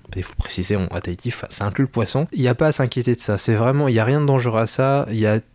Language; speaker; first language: French; native; French